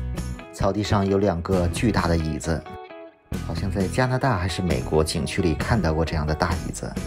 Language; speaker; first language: Chinese; native; Chinese